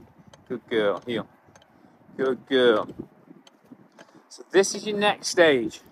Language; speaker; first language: English; native; English